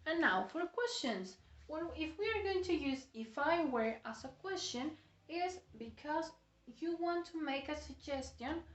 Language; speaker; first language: English; non-native, fluent; Spanish